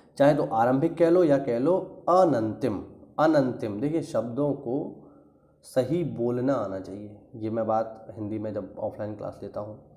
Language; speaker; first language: Hindi; native; Hindi